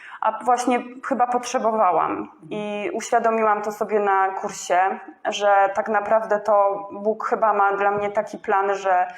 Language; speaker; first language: Polish; native; Polish